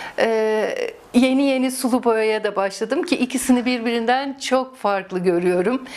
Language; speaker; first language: Turkish; early bilingual, heritage; Turkish